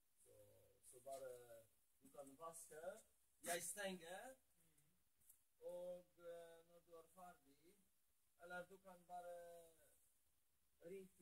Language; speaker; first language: Norwegian; non-native, learner; Polish